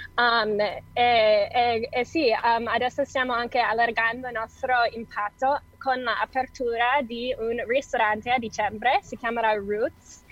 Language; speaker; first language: Italian; non-native, fluent; English